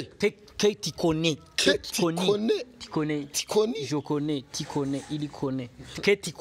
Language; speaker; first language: French; non-native, local second language; Rundi